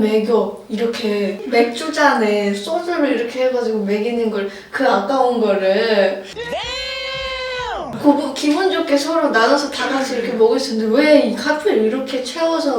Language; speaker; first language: Korean; non-native, fluent; Arabic